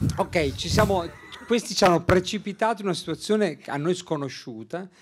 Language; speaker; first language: Italian; native; Italian